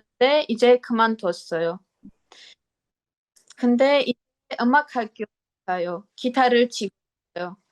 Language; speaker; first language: Korean; non-native, learner; Armenian